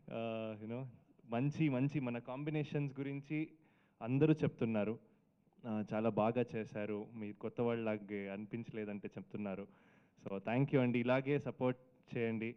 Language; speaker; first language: Telugu; non-native, fluent; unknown